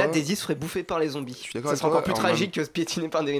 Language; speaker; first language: French; native; French